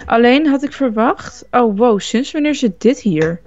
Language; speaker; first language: Dutch; native; Dutch